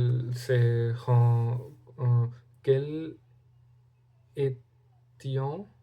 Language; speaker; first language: French; non-native, learner; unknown